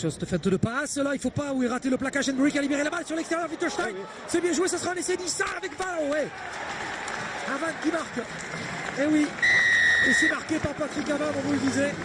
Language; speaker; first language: French; native; French